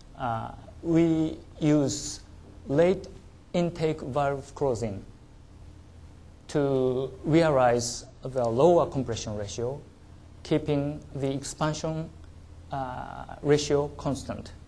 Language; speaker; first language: English; non-native, learner; Japanese